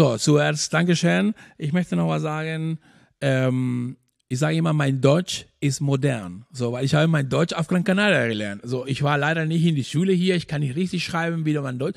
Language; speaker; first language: German; non-native, fluent; Spanish